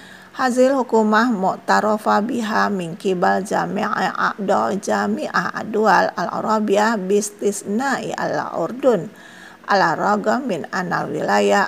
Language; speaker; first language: Arabic; non-native, fluent; Indonesian